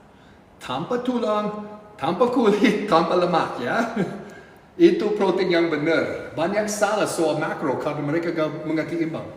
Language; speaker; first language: Indonesian; non-native, fluent; English